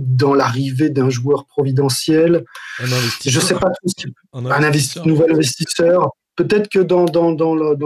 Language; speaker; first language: French; non-native, local second language; Arabic